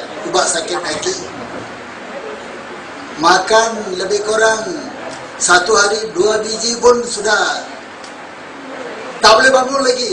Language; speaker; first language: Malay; non-native, local second language; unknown